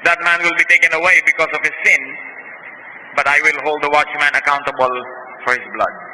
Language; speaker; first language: English; non-native, local second language; Filipino